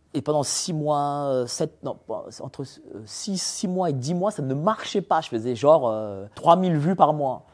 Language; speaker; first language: French; early bilingual, other home language; Polish